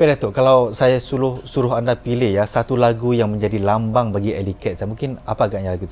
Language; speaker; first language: Malay; native; Malay